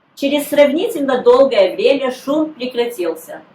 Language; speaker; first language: Russian; early bilingual, heritage; Russian